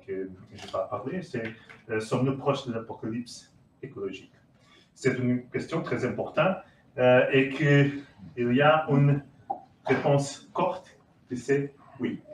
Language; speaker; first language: French; non-native, learner; Portuguese